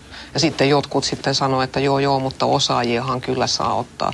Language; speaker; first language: Finnish; non-native, local second language; Swedish